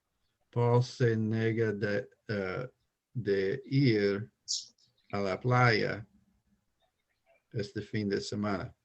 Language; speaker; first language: Spanish; non-native, learner; English